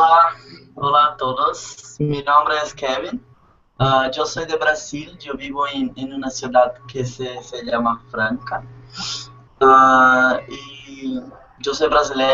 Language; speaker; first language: Spanish; non-native, learner; Portuguese